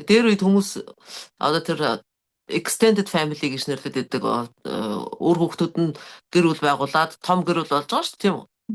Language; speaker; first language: Mongolian; native; Mongolian